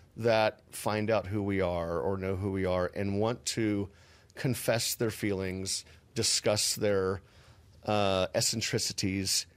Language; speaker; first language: English; native; English